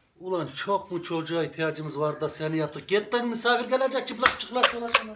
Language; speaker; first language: Turkish; native; Turkish